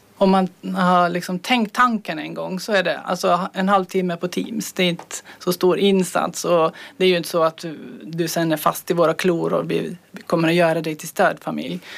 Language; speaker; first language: Swedish; native; Swedish